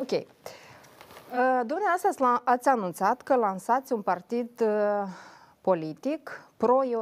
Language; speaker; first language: Romanian; native; Romanian